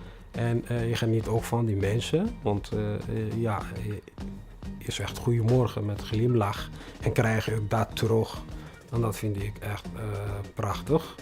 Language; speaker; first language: Dutch; non-native, fluent; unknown